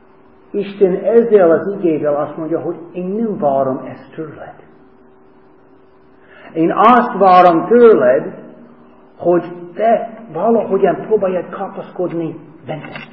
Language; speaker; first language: Hungarian; non-native, fluent; English